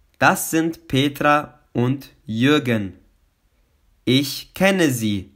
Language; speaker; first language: German; non-native, fluent; Albanian